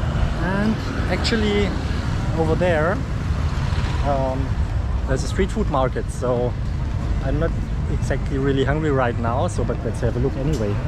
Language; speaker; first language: English; non-native, fluent; German